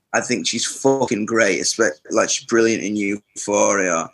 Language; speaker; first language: English; native; English